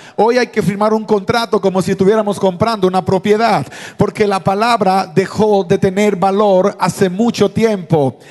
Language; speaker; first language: Spanish; native; Spanish